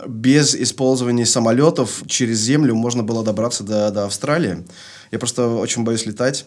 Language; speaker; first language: Russian; non-native, fluent; Dutch